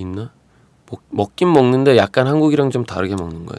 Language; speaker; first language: Korean; non-native, fluent; Turkish